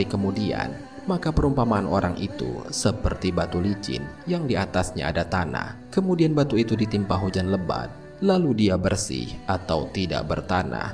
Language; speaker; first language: Indonesian; native; Indonesian